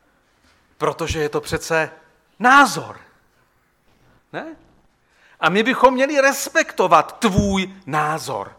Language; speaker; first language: Czech; native; Czech